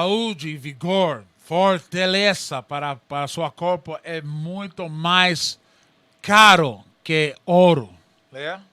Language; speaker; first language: Portuguese; non-native, learner; Spanish